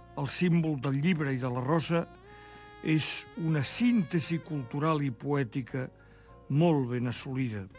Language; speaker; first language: Catalan; native; Catalan